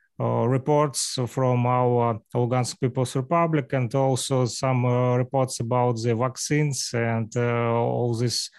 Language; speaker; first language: English; non-native, learner; Russian